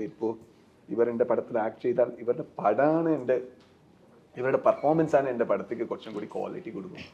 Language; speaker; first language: Malayalam; non-native, learner; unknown